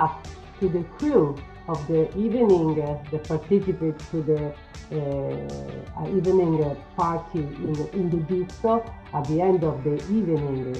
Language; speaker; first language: English; non-native, learner; Italian